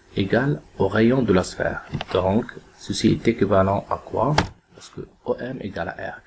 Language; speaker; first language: French; non-native, local second language; Arabic